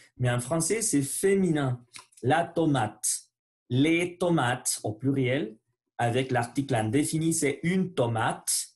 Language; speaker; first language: French; non-native, learner; Spanish